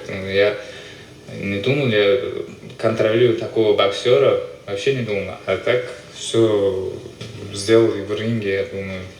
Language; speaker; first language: Russian; non-native, local second language; Uzbek